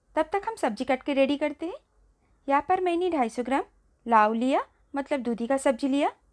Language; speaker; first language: Hindi; non-native, local second language; Bangla